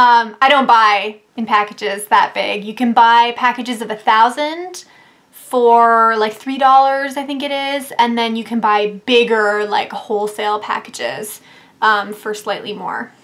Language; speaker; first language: English; native; English